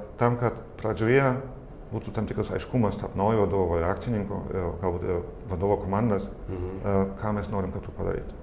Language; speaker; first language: Lithuanian; non-native, fluent; German